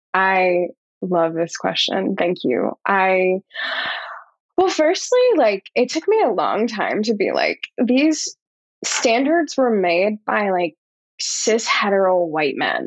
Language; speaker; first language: English; native; English